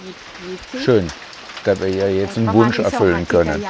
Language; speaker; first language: German; native; German